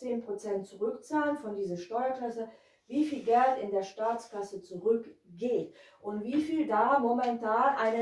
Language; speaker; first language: German; non-native, fluent; Hungarian